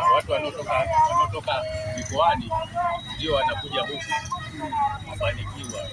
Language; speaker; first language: Swahili; native; Swahili